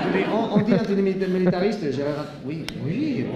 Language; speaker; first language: French; non-native, learner; Spanish